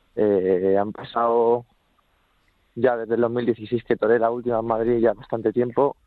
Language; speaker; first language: Spanish; native; Spanish